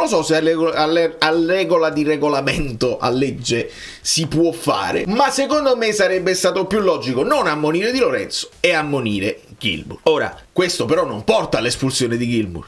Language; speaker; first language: Italian; native; Italian